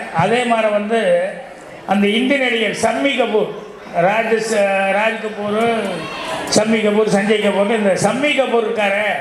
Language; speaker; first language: Tamil; native; Tamil